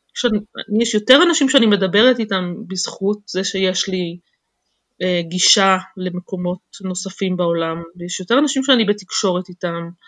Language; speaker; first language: Hebrew; native; Hebrew